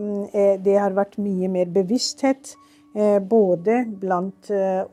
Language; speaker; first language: Norwegian; non-native, fluent; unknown